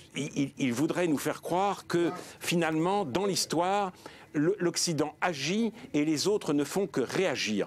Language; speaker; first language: French; native; French